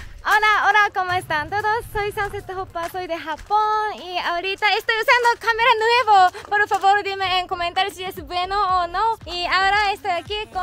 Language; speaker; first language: Spanish; non-native, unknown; Japanese